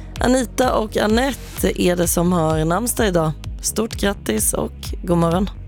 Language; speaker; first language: Swedish; native; Swedish